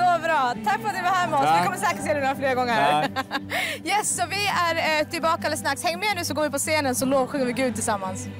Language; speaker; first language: Swedish; native; Swedish